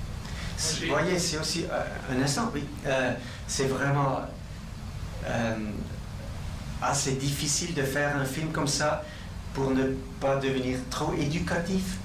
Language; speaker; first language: French; non-native, local second language; German